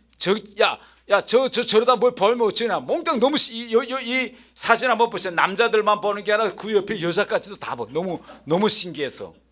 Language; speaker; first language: Korean; native; Korean